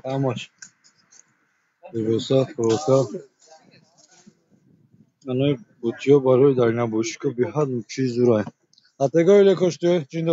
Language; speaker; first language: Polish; non-native, learner; Tajik